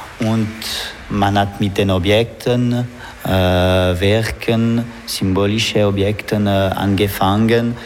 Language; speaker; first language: German; non-native, local second language; French